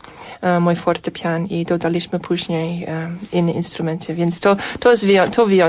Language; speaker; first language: Polish; non-native, fluent; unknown